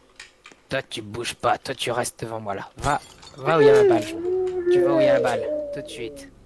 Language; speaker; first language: French; native; French